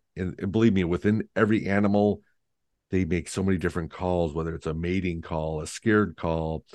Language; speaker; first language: English; native; English